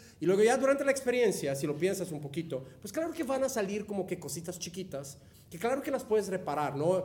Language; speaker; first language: Spanish; non-native, fluent; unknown